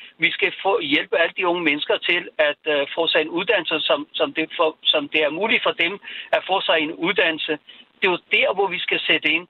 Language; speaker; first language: Danish; non-native, fluent; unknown